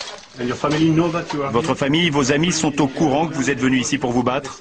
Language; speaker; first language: French; native; French